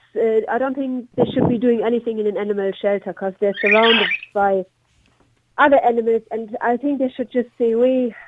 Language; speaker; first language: English; non-native, fluent; German